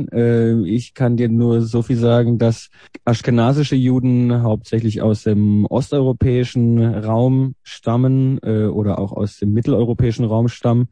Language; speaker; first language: German; early bilingual, other home language; Hebrew